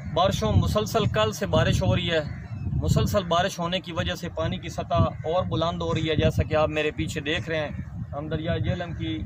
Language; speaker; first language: Urdu; non-native, local second language; Punjabi